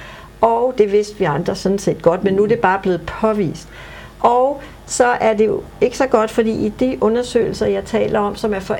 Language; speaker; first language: Danish; native; Danish